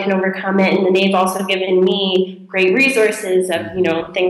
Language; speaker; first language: English; native; English